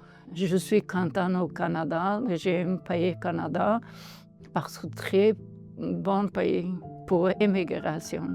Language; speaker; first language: French; non-native, learner; Persian